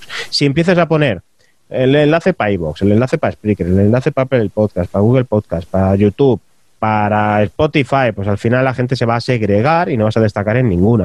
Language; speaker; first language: Spanish; native; Spanish